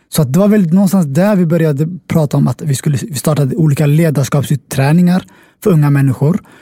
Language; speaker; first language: Swedish; early bilingual, other home language; Somali